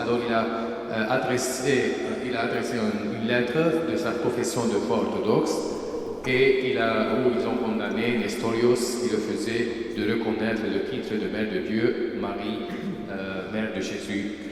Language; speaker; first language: French; non-native, fluent; Armenian